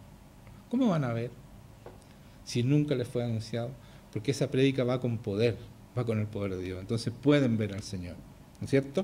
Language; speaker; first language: Spanish; native; Spanish